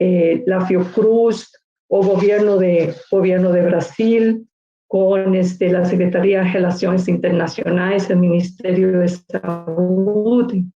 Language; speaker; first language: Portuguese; non-native, learner; Spanish